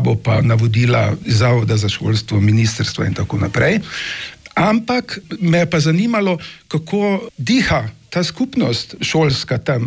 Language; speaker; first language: Slovenian; native; Slovenian